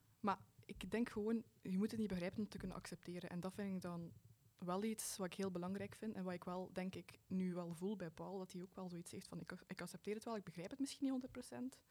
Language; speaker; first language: Dutch; native; Dutch